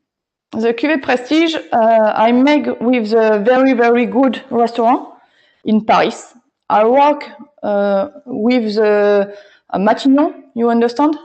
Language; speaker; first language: English; non-native, learner; French